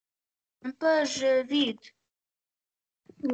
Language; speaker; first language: French; non-native, learner; Arabic